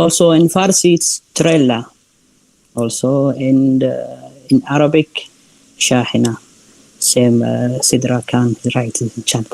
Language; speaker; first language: English; non-native, learner; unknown